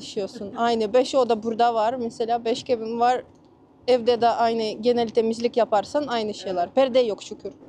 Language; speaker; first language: Turkish; non-native, fluent; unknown